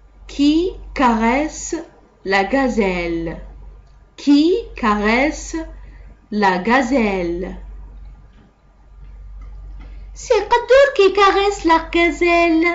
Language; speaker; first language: French; non-native, local second language; Arabic